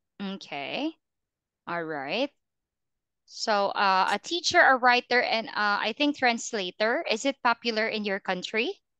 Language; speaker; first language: English; non-native, fluent; Filipino